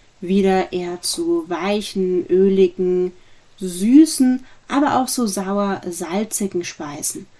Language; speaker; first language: German; native; German